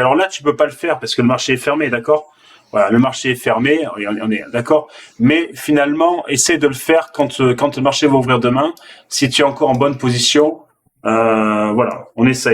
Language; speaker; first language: French; native; French